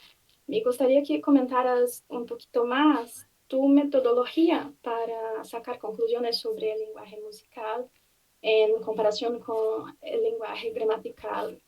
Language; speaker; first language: Spanish; non-native, fluent; Portuguese